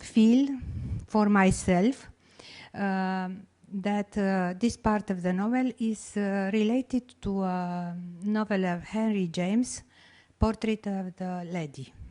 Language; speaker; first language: English; non-native, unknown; Romanian